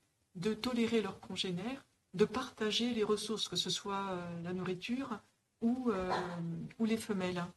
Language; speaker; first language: French; native; French